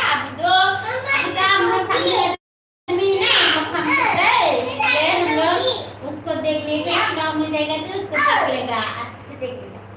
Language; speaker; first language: Hindi; non-native, local second language; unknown